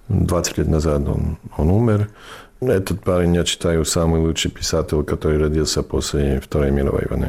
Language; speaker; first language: Russian; non-native, fluent; English